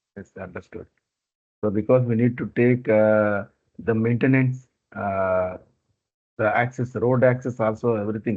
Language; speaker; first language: English; non-native, learner; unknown